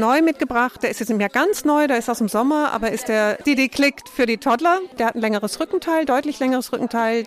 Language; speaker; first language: German; native; German